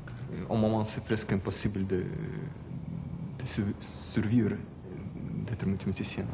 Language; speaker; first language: French; non-native, learner; Russian